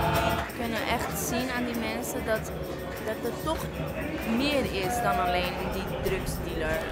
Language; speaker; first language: Dutch; early bilingual, other home language; Portuguese